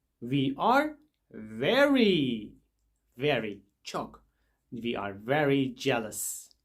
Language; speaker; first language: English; non-native, fluent; Turkish